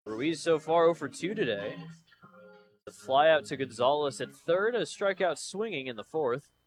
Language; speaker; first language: English; native; English